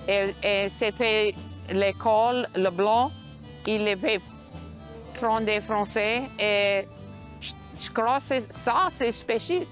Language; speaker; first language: French; non-native, local second language; English